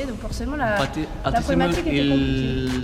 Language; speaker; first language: French; native; French